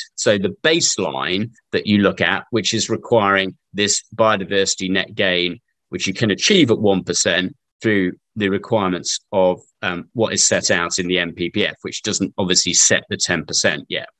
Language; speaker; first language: English; native; English